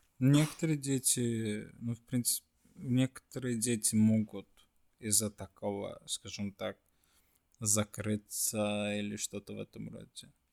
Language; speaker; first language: Russian; non-native, fluent; Swedish